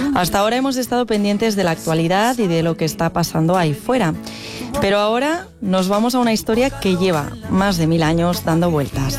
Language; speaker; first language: Spanish; native; Spanish